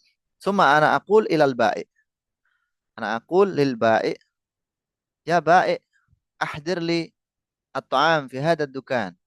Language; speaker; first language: Arabic; non-native, fluent; Indonesian